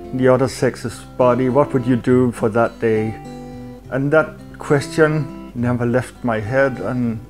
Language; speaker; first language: English; non-native, fluent; Danish